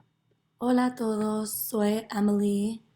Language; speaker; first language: Spanish; non-native, learner; English